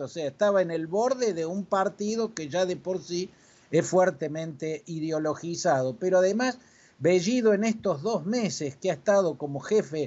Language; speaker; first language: Spanish; native; Spanish